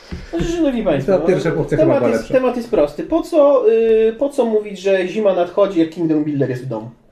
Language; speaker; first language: Polish; native; Polish